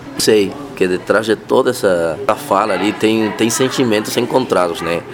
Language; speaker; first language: Portuguese; non-native, fluent; Spanish